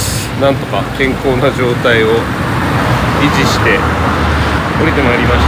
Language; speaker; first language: Japanese; native; Japanese